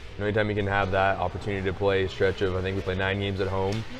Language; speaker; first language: English; native; English